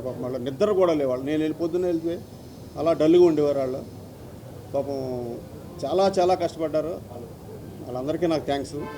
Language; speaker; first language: Telugu; native; Telugu